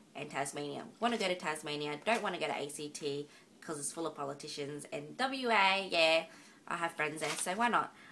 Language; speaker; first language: English; native; English